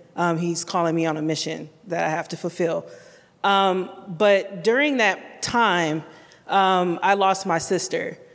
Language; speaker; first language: English; native; English